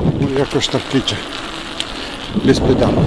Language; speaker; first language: Polish; non-native, fluent; Turkish